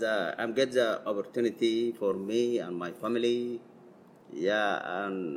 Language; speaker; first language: English; non-native, learner; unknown